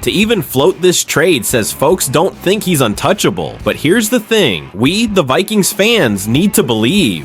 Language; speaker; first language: English; native; English